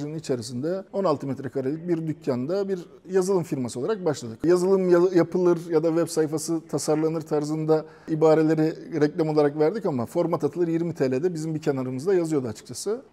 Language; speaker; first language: Turkish; native; Turkish